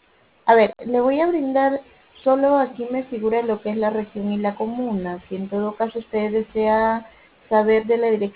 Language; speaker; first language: Spanish; native; Spanish